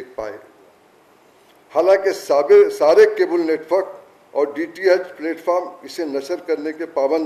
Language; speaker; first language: Urdu; native; Urdu